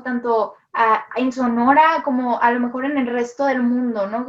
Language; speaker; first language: Spanish; native; Spanish